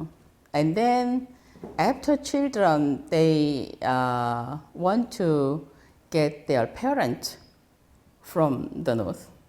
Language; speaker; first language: English; non-native, fluent; Korean